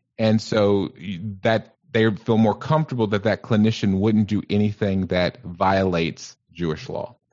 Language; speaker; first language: English; native; English